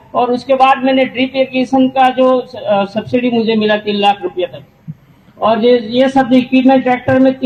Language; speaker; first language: Hindi; non-native, local second language; Gujarati